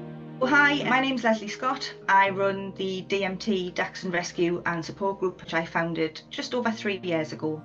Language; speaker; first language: English; native; English